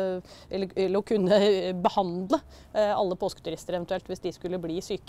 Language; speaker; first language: Norwegian; native; Norwegian